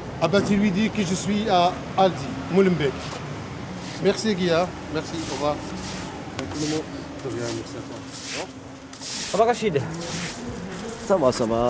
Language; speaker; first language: French; native; French